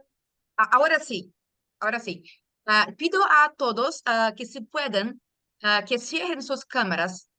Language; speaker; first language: Spanish; non-native, fluent; Portuguese